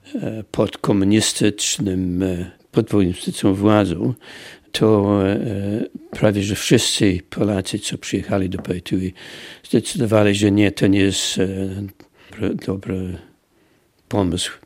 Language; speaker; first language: Polish; early bilingual, heritage; Polish